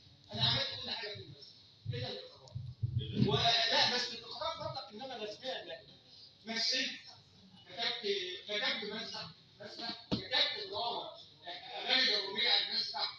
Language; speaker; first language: Arabic; native; Arabic